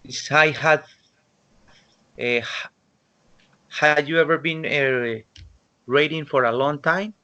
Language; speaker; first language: English; non-native, learner; Spanish